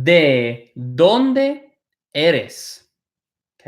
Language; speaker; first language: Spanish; non-native, fluent; English